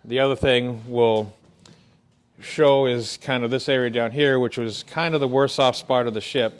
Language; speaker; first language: English; native; English